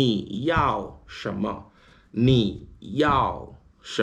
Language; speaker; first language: Chinese; non-native, learner; English